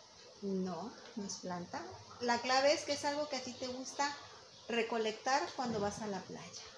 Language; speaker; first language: Spanish; native; Spanish